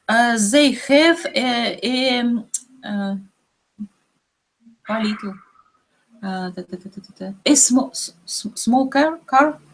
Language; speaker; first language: English; non-native, learner; Russian